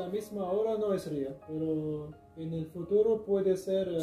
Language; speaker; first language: Spanish; non-native, learner; Arabic